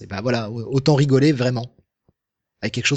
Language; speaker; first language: French; native; French